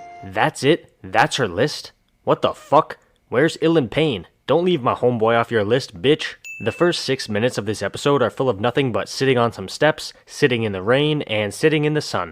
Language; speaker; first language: English; native; English